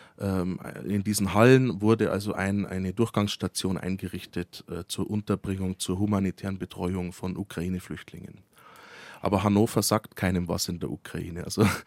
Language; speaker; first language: German; early bilingual, other home language; Slovak